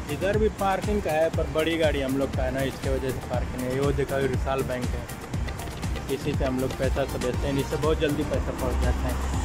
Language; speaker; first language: Hindi; non-native, local second language; Bhojpuri